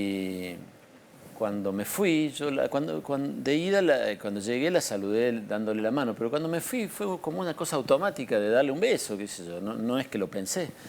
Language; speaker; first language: Spanish; native; Spanish